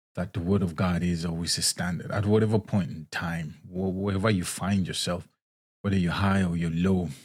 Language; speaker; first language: English; non-native, local second language; Yoruba